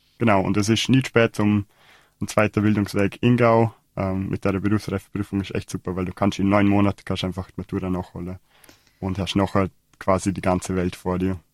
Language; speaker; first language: German; native; German